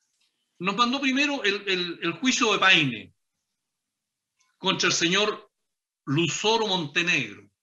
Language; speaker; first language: Spanish; native; Spanish